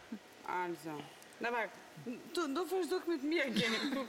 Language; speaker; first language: German; non-native, learner; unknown